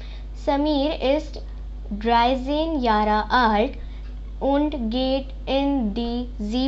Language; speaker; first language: German; non-native, learner; Hindi